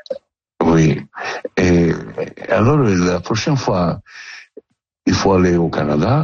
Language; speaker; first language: French; non-native, learner; Italian